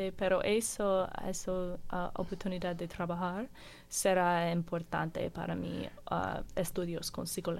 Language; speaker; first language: Spanish; non-native, learner; English